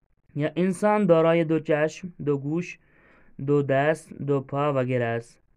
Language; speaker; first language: Persian; non-native, fluent; Urdu